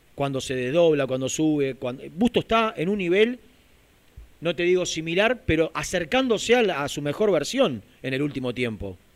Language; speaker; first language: Spanish; native; Spanish